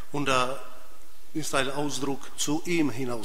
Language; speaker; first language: German; non-native, fluent; Czech